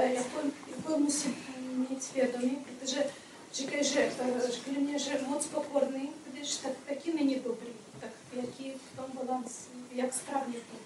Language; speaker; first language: Czech; non-native, learner; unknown